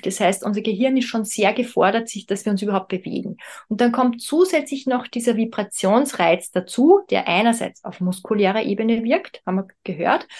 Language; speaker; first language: German; native; German